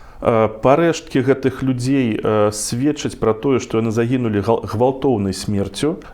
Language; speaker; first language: Belarusian; non-native, local second language; Russian